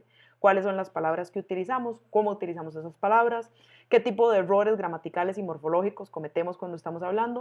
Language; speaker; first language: Spanish; native; Spanish